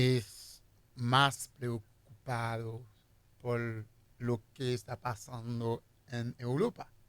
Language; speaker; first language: Spanish; non-native, fluent; Haitian Creole